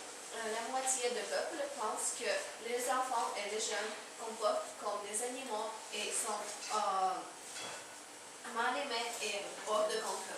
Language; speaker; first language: French; non-native, learner; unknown